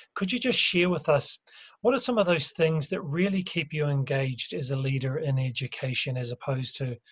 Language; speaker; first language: English; native; English